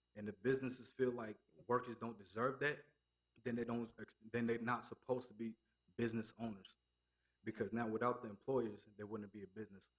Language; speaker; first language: English; native; English